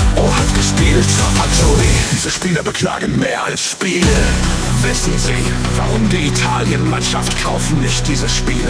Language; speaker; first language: German; non-native, learner; Italian